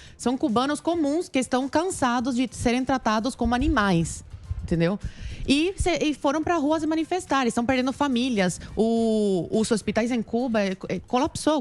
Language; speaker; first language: Portuguese; non-native, fluent; Spanish